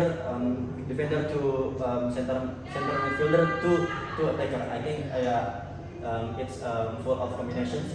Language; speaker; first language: English; non-native, learner; Indonesian